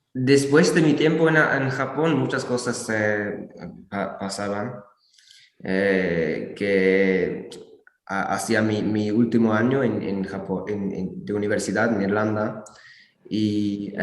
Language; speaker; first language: Spanish; non-native, learner; English